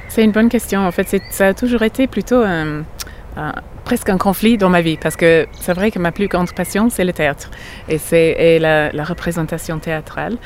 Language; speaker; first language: French; non-native, fluent; English